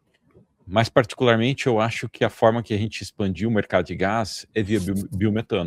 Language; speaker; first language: Portuguese; native; Portuguese